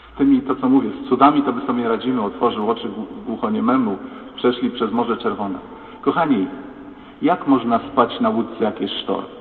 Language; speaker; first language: Polish; native; Polish